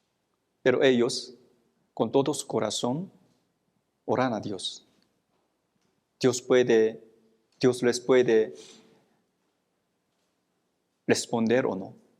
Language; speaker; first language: Spanish; non-native, fluent; Korean